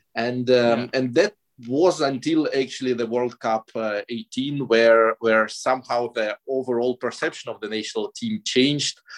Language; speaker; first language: English; non-native, fluent; Russian